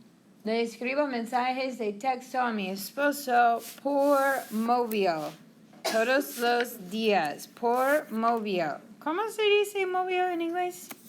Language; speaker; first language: Spanish; non-native, fluent; English